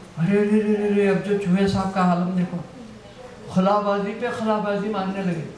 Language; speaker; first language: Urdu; native; Urdu